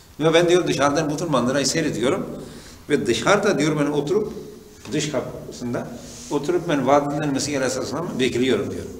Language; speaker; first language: Turkish; non-native, fluent; Urdu